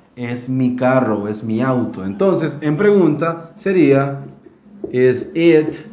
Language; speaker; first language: Spanish; native; Spanish